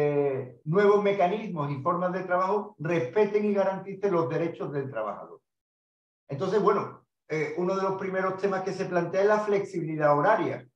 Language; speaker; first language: Spanish; native; Spanish